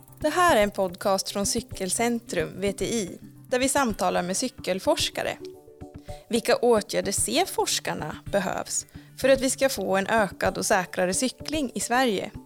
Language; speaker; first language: Swedish; native; Swedish